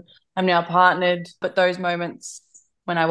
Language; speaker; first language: English; native; English